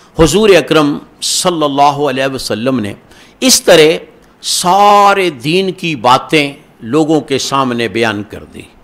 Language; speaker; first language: Urdu; non-native, local second language; Punjabi